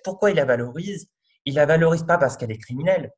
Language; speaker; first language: French; native; French